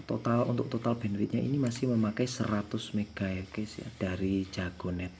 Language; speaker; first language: Indonesian; native; Indonesian